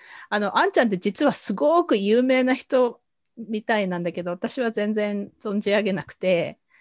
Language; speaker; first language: Japanese; native; Japanese